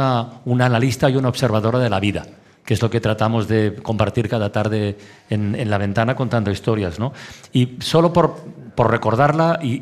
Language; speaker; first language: Spanish; native; Spanish